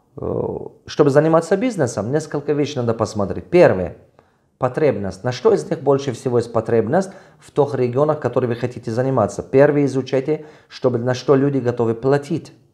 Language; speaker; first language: Russian; non-native, local second language; Tajik